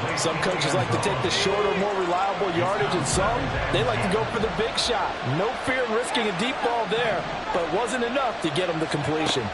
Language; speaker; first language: English; native; English